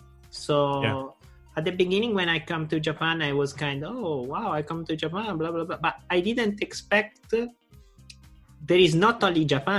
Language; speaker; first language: English; non-native, learner; Italian